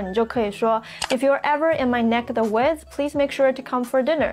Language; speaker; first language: English; non-native, fluent; Chinese